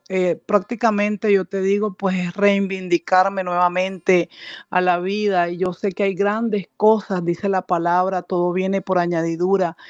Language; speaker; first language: Spanish; native; Spanish